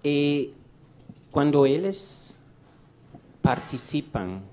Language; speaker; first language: Portuguese; non-native, learner; English